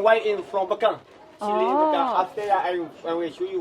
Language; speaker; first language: English; non-native, learner; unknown